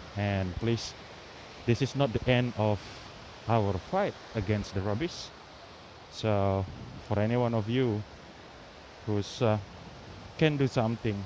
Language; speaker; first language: English; non-native, learner; Indonesian